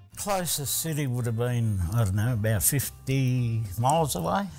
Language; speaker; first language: English; early bilingual, other home language; Italian